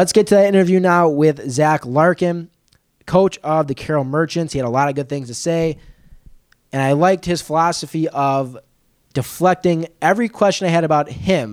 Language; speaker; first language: English; native; English